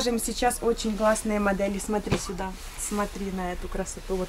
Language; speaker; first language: Russian; native; Russian